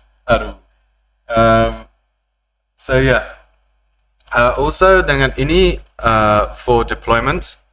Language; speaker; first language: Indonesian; non-native, learner; English